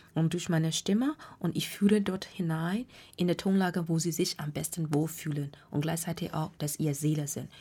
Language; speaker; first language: German; non-native, learner; Burmese